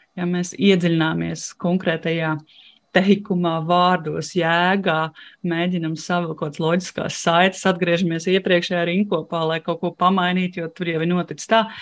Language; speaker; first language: Latvian; non-native, local second language; Russian